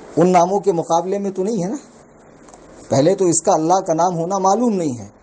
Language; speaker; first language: Urdu; native; Urdu